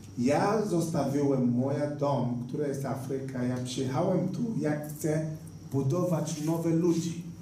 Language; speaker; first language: Polish; non-native, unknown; Igbo